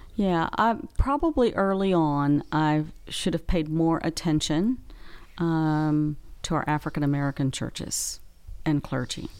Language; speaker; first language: English; native; English